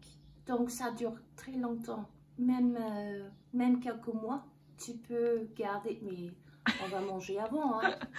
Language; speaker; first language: French; non-native, learner; English